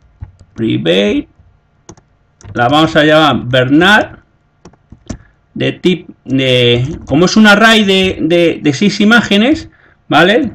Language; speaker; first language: Spanish; native; Spanish